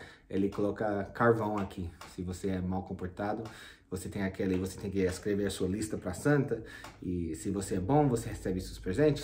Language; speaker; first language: Portuguese; non-native, fluent; English